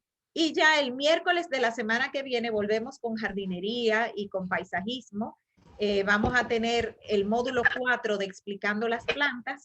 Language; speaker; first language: Spanish; native; Spanish